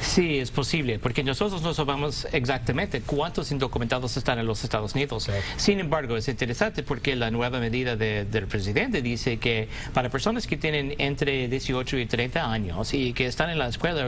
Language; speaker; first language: Spanish; early bilingual, heritage; English